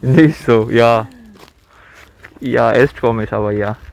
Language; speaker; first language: German; non-native, learner; Bangla